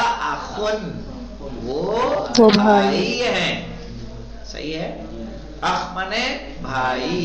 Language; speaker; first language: Urdu; native; Urdu